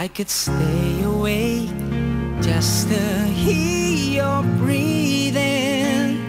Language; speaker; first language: English; non-native, learner; Indonesian